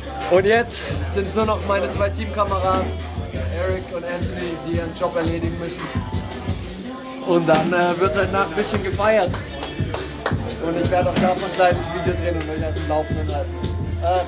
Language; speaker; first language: German; native; German